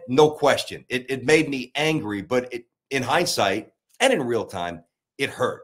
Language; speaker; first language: English; native; English